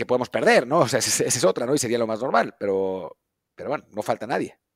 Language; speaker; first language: Spanish; native; Spanish